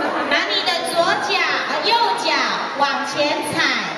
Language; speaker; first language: Chinese; native; Chinese